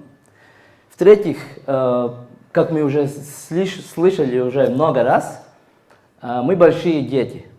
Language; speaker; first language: Russian; non-native, fluent; Latvian